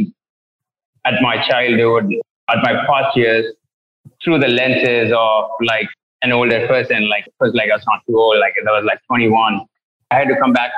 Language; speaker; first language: English; non-native, local second language; Tamil